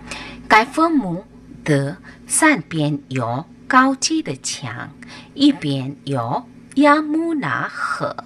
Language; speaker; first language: Chinese; non-native, fluent; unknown